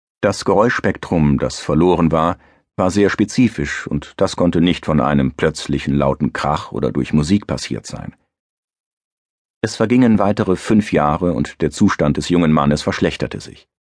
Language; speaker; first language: German; native; German